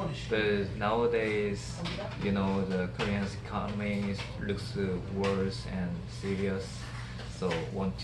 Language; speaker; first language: English; non-native, learner; Korean